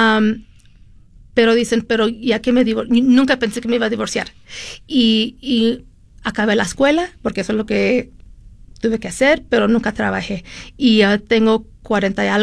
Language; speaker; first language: Spanish; early bilingual, heritage; Spanish